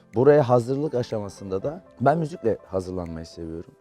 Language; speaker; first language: Turkish; native; Turkish